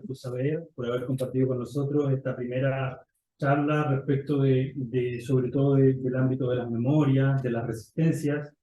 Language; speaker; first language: Spanish; native; Spanish